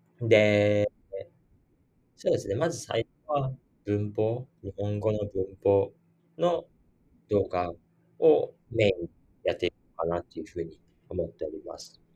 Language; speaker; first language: Japanese; native; Japanese